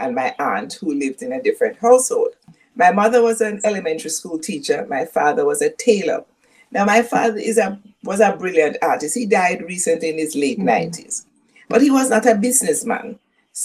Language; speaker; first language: English; non-native, local second language; Jamaican Creole English